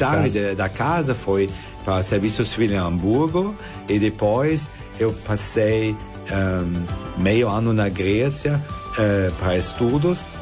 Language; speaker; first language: Portuguese; non-native, fluent; German